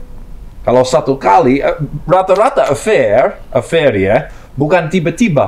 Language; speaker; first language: Indonesian; non-native, learner; English